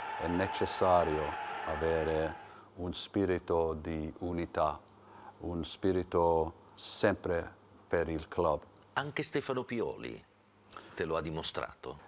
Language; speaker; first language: Italian; non-native, learner; English